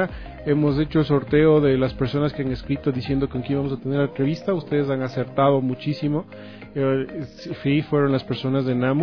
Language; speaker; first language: Spanish; native; Spanish